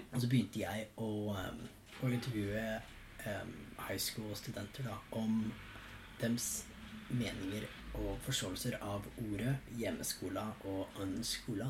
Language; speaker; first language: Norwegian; non-native, fluent; English